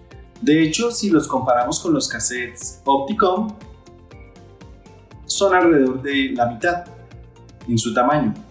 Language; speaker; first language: Spanish; native; Spanish